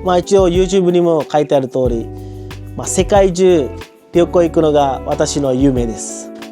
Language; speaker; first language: Japanese; non-native, fluent; Sinhala